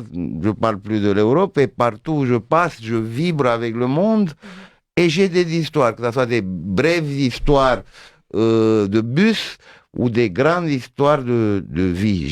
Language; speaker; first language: French; non-native, fluent; Romanian